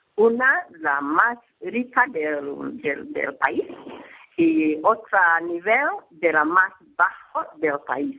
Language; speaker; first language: Spanish; non-native, learner; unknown